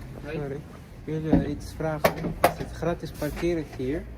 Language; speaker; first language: Dutch; non-native, learner; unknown